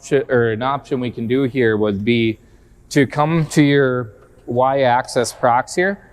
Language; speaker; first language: English; native; English